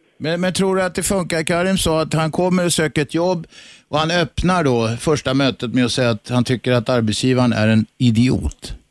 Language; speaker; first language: Swedish; native; Swedish